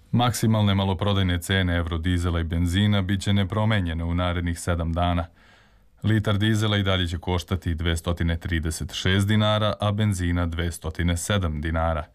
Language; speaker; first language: Serbian; native; Serbian